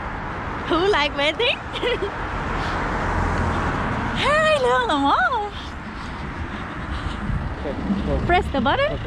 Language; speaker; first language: English; non-native, learner; Khmer